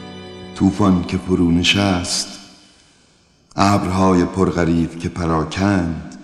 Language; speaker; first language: Persian; native; Persian